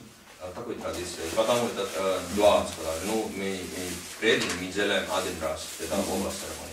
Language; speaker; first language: Russian; non-native, learner; Hindi